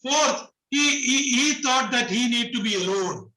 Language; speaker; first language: English; non-native, local second language; Malayalam